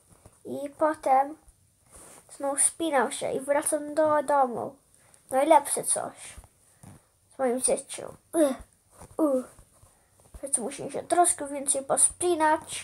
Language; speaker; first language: Polish; early bilingual, heritage; Polish